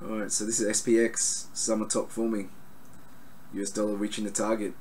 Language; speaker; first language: English; native; English